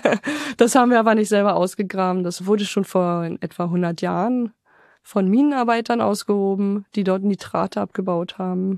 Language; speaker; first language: German; native; German